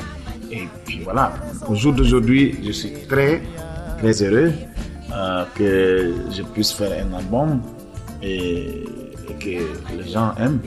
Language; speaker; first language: French; non-native, local second language; Bambara